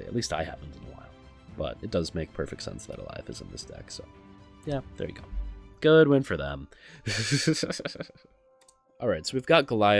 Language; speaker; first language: English; native; English